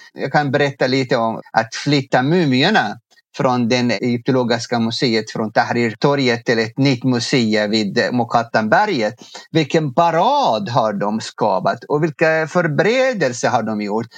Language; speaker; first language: Swedish; non-native, fluent; Arabic